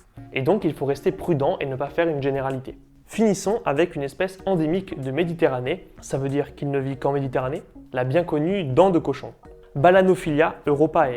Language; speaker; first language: French; native; French